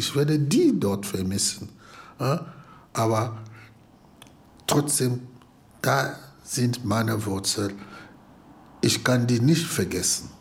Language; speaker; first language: German; non-native, fluent; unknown